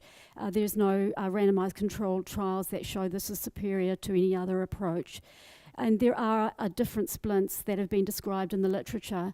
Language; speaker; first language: English; native; English